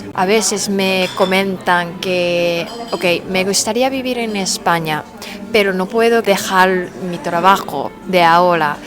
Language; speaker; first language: Spanish; non-native, learner; Japanese